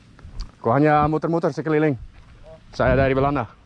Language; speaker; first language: Indonesian; non-native, learner; Dutch